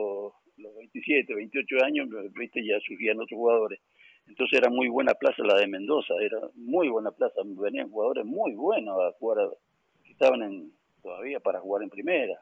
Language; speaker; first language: Spanish; native; Spanish